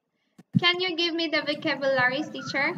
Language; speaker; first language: English; non-native, learner; Thai